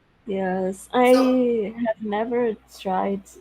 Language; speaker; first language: English; non-native, learner; Portuguese